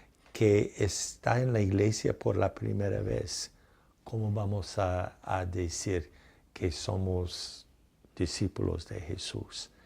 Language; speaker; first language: Spanish; non-native, fluent; English